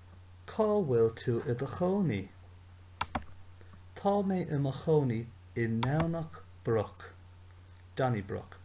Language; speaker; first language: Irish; non-native, local second language; English